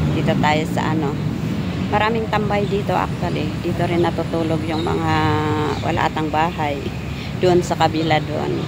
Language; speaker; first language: Filipino; native; Filipino